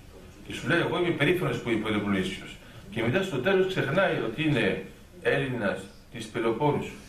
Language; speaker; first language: Greek; early bilingual, heritage; Greek